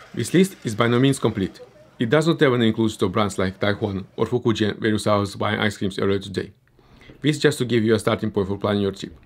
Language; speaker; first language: English; early bilingual, other home language; Estonian